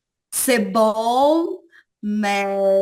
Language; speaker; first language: French; non-native, learner; Portuguese